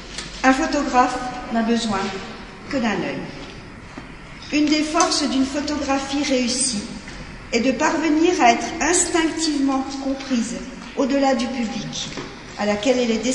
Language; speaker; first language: French; native; French